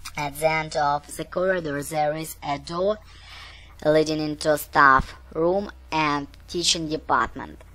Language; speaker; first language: English; non-native, learner; Russian